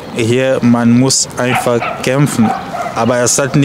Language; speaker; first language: German; non-native, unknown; French